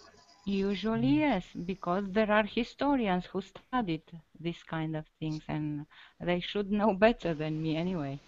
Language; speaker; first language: English; non-native, learner; Romanian